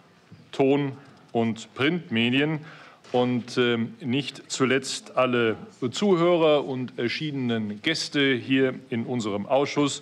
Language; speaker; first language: German; native; German